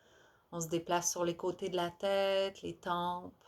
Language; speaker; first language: French; native; French